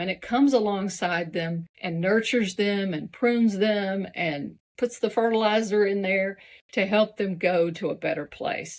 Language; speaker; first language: English; native; English